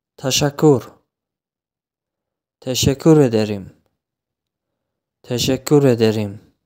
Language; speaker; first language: Turkish; non-native, fluent; Tajik